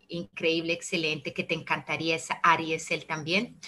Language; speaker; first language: Spanish; early bilingual, heritage; Italian